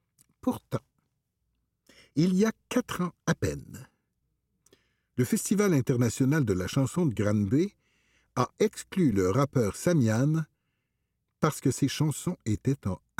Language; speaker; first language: French; native; French